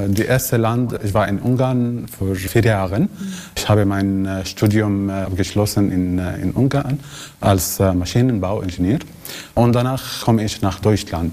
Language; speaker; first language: German; non-native, learner; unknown